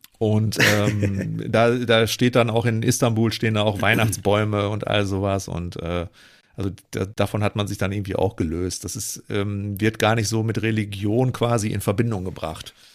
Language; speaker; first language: German; early bilingual, other home language; Turkish